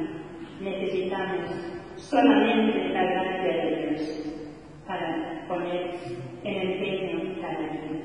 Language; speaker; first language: Spanish; non-native, fluent; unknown